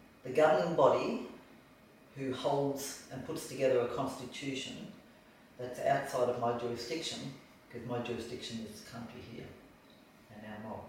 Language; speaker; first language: English; native; English